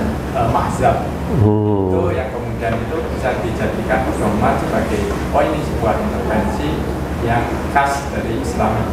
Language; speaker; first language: Indonesian; native; Indonesian